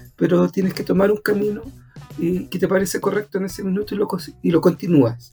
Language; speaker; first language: Spanish; native; Spanish